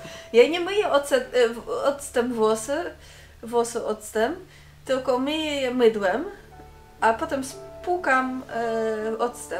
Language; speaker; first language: Polish; non-native, fluent; Dutch